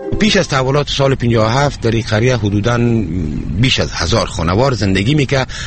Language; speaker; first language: Persian; native; Persian